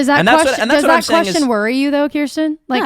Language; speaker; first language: English; native; English